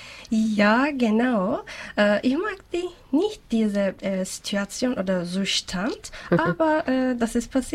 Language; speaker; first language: German; non-native, learner; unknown